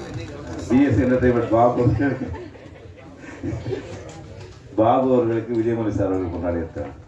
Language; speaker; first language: Tamil; native; Tamil